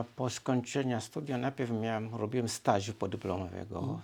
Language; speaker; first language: Polish; non-native, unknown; Swahili